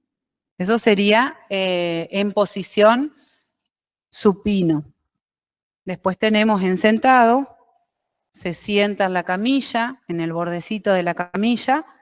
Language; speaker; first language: Spanish; native; Spanish